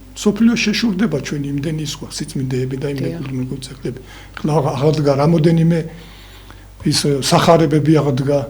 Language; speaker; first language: Georgian; non-native, local second language; Svan